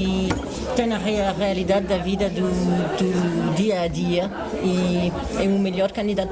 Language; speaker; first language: Portuguese; non-native, fluent; French